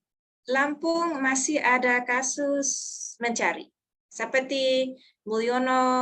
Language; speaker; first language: Indonesian; non-native, learner; Dutch